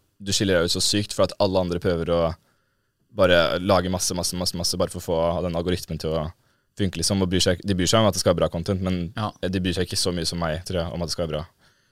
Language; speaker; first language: Norwegian; native; Norwegian